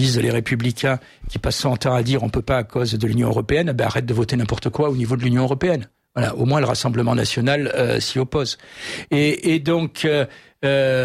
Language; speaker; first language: French; native; French